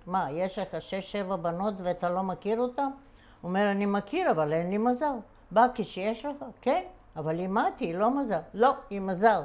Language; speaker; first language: Hebrew; non-native, fluent; Bulgarian